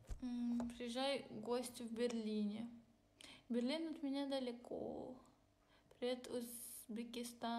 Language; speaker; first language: Russian; non-native, local second language; Ukrainian